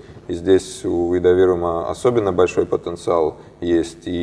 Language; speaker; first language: Russian; native; Russian